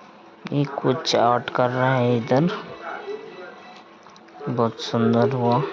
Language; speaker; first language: Hindi; non-native, local second language; Bangla